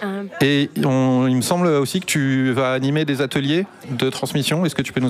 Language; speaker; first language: French; native; French